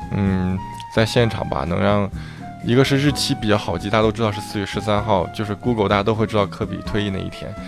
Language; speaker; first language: Chinese; native; Chinese